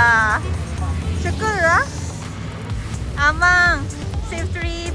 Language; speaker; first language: Indonesian; non-native, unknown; Japanese